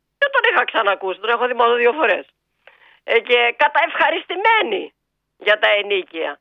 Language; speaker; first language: Greek; native; Greek